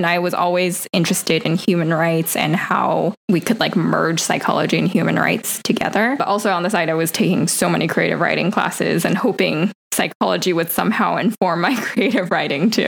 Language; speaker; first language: English; native; English